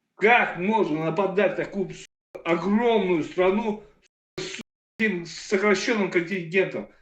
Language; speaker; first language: Russian; native; Russian